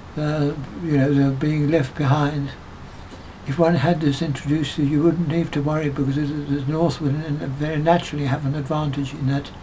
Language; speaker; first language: English; native; English